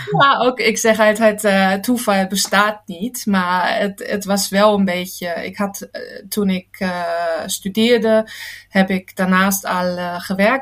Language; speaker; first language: Dutch; non-native, fluent; German